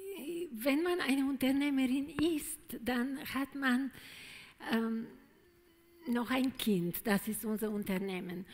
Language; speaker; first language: German; non-native, fluent; Bulgarian